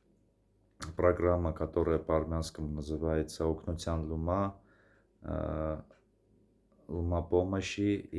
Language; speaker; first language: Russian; non-native, fluent; Armenian